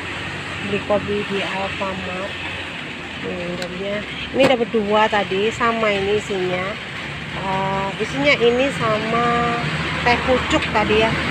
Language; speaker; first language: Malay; non-native, local second language; Javanese